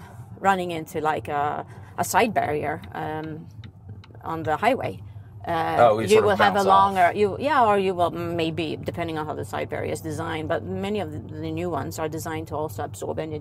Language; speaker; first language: English; non-native, fluent; Swedish